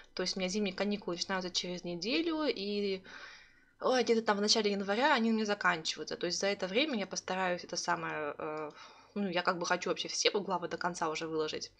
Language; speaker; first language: Russian; early bilingual, heritage; Russian